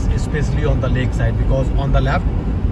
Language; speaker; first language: English; non-native, local second language; Hindi